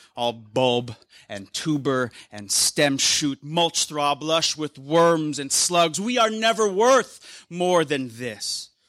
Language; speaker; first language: English; native; English